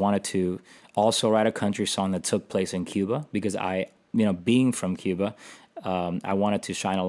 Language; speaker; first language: English; native; English